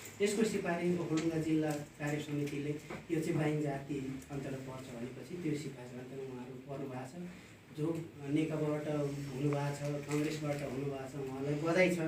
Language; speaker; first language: Nepali; non-native, local second language; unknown